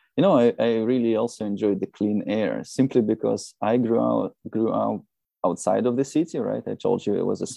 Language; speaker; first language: English; non-native, fluent; Russian